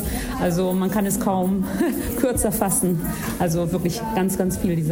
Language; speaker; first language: German; native; German